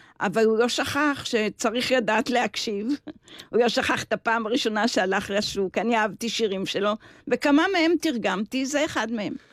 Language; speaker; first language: Hebrew; native; Hebrew